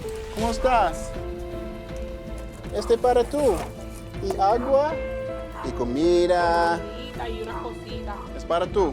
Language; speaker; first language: Spanish; non-native, learner; English